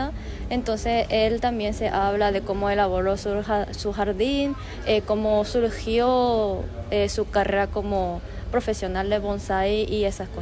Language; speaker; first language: Spanish; non-native, fluent; Japanese